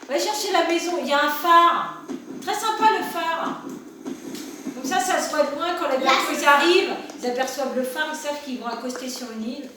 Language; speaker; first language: French; native; French